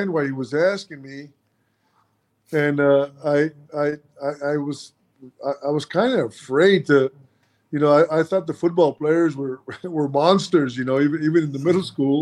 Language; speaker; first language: English; early bilingual, other home language; Spanish